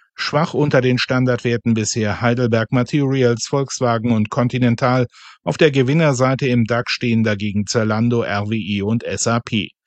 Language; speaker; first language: German; native; German